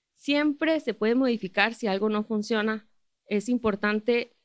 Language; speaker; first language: Spanish; native; Spanish